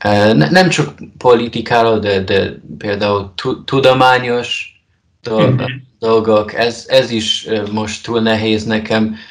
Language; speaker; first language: Hungarian; non-native, learner; Polish